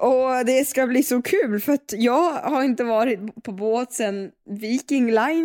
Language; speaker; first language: Swedish; native; Swedish